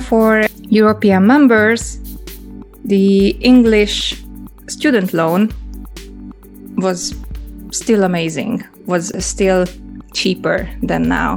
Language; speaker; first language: English; non-native, fluent; Hungarian